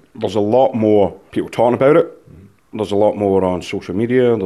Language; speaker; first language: English; native; English